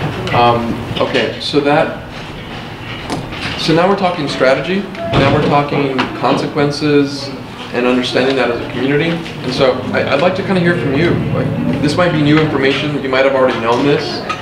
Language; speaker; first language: English; early bilingual, other home language; Spanish